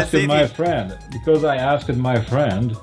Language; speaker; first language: English; non-native, fluent; Croatian